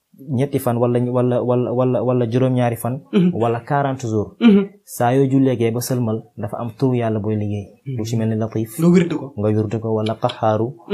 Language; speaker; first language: Wolof; non-native, local second language; Fula